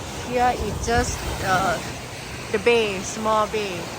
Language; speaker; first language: English; non-native, learner; Thai